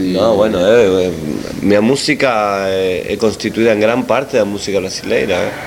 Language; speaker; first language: Portuguese; non-native, learner; Spanish